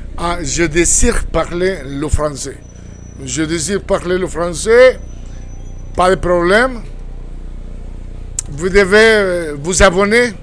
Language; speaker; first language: French; non-native, fluent; Spanish